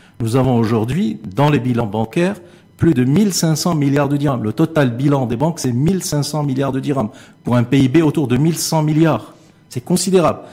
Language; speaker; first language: French; non-native, local second language; Arabic